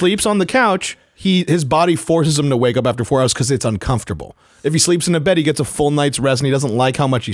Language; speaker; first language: English; native; English